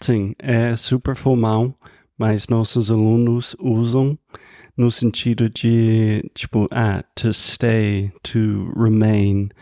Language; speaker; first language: Portuguese; non-native, fluent; English